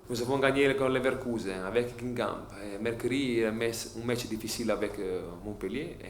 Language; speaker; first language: French; non-native, learner; Italian